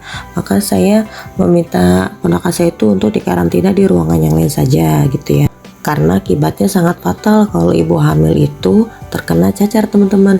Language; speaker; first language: Indonesian; native; Indonesian